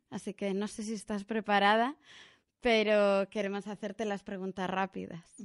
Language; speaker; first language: Spanish; native; Spanish